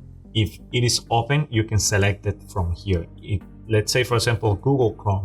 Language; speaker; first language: English; non-native, fluent; Spanish